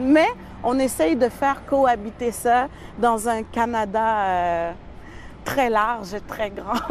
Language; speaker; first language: French; native; French